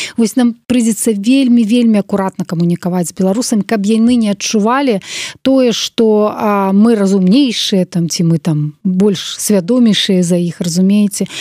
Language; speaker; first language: Belarusian; non-native, local second language; Russian